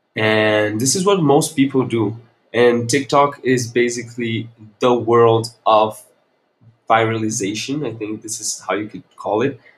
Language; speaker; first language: English; non-native, fluent; Portuguese